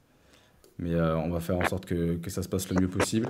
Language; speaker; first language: French; native; French